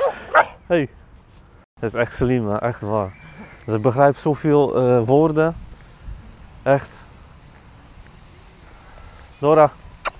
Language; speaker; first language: Dutch; non-native, learner; Polish